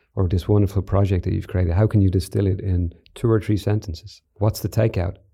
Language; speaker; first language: English; native; English